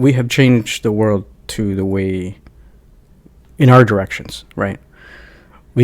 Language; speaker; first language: English; native; English